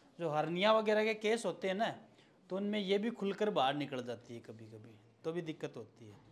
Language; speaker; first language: Hindi; native; Hindi